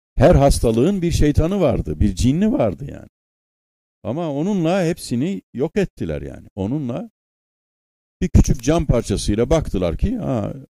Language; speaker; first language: Turkish; native; Turkish